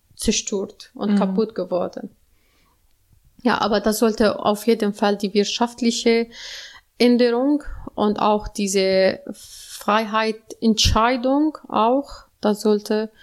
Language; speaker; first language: German; non-native, learner; Arabic